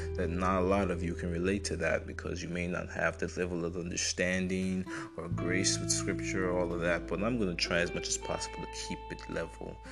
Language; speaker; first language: English; non-native, local second language; Igbo